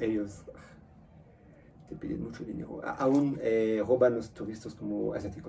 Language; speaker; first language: Spanish; native; Spanish